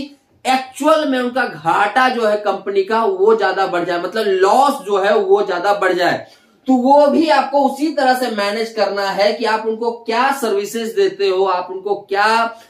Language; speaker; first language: Hindi; native; Hindi